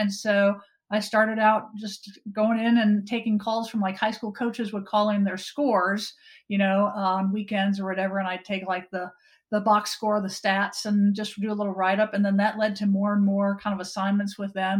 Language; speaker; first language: English; native; English